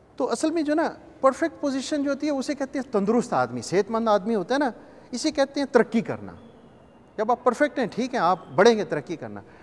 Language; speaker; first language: Urdu; non-native, local second language; Punjabi